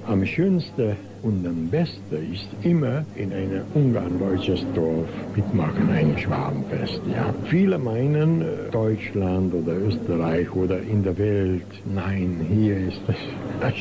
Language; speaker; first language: German; non-native, local second language; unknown